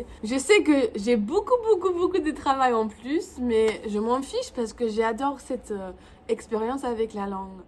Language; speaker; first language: French; non-native, fluent; English